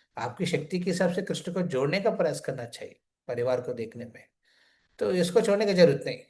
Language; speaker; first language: Hindi; non-native, local second language; Telugu